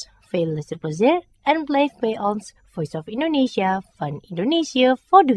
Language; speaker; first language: Dutch; non-native, fluent; Indonesian